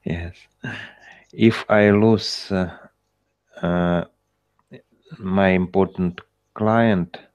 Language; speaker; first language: English; non-native, learner; Russian